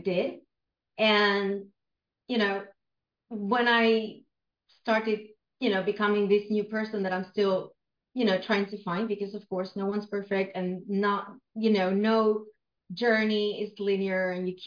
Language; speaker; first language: English; non-native, fluent; Spanish